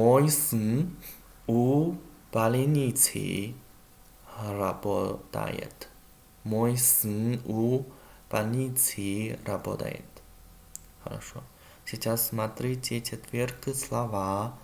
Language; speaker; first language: Russian; non-native, learner; Chinese